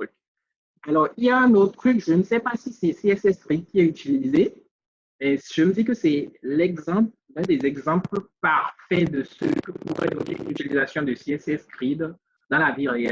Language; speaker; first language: French; native; French